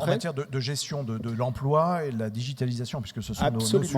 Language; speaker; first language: French; native; French